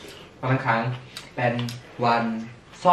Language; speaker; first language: Thai; early bilingual, heritage; Thai